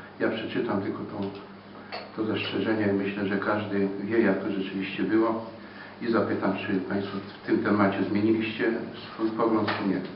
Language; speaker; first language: Polish; native; Polish